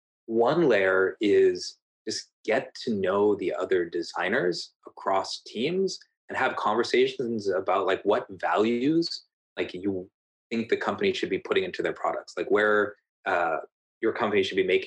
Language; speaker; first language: English; native; English